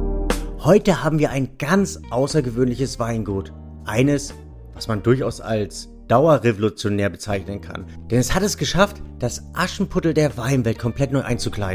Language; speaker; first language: German; native; German